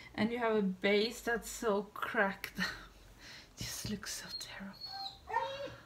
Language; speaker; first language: English; non-native, fluent; Swedish